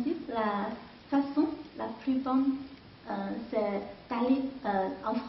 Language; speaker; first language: French; non-native, fluent; Chinese